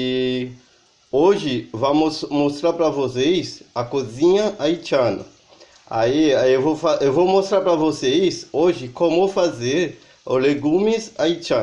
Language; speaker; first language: Portuguese; non-native, learner; Haitian Creole